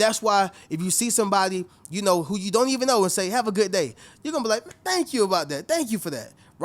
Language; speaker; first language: English; native; English